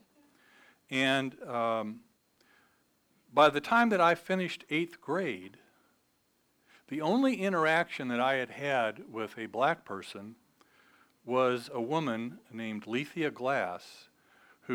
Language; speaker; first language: English; native; English